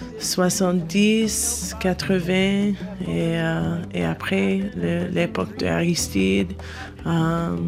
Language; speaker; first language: French; non-native, learner; English